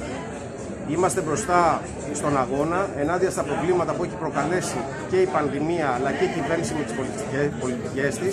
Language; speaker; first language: Greek; native; Greek